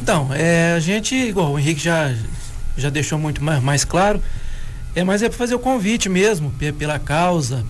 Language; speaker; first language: Portuguese; native; Portuguese